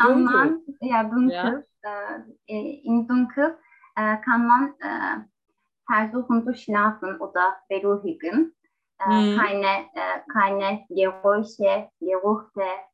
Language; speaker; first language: German; non-native, learner; Turkish